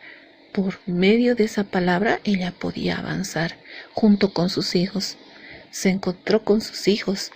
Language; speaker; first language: Spanish; native; Spanish